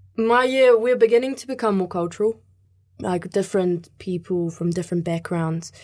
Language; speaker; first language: English; early bilingual, other home language; Spanish